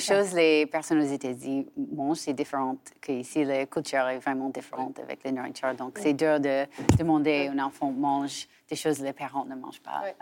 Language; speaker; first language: French; non-native, learner; English